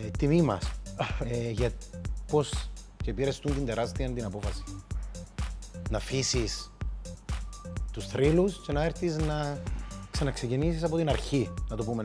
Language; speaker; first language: Greek; native; Greek